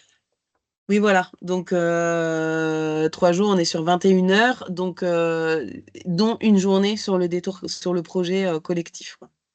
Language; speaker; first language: French; native; French